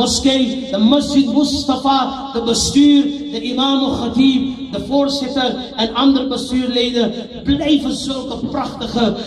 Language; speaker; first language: Dutch; non-native, local second language; Urdu